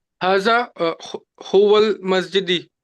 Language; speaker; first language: Arabic; non-native, learner; Urdu